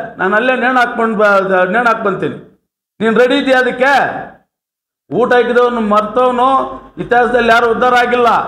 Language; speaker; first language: Kannada; native; Kannada